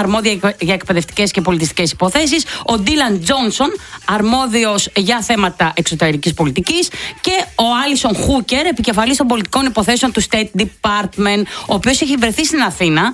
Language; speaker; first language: Greek; native; Greek